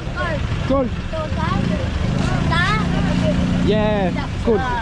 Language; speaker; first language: English; non-native, learner; French